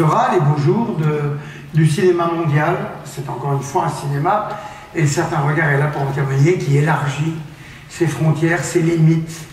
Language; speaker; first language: French; native; French